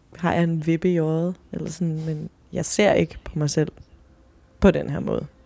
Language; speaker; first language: Danish; early bilingual, other home language; Spanish